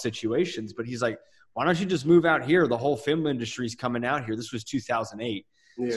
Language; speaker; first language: English; native; English